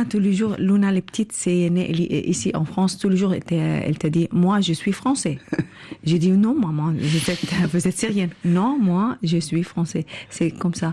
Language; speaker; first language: French; non-native, learner; Arabic